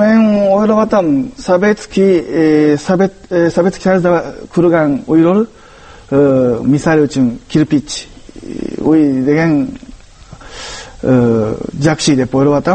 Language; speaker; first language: Kyrgyz; non-native, fluent; Japanese